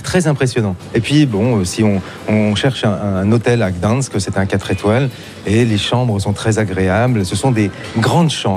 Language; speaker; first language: French; native; French